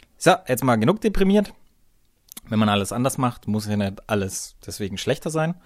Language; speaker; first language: German; native; German